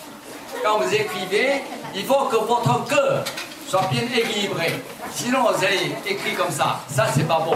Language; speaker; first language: French; non-native, fluent; Chinese